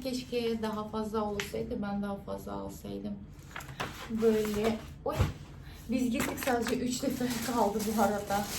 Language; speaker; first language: Turkish; non-native, fluent; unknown